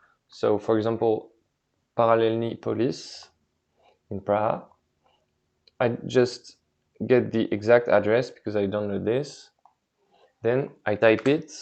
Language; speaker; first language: English; non-native, fluent; French